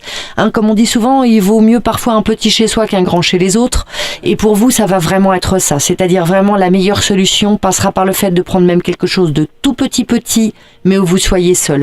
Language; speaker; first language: French; native; French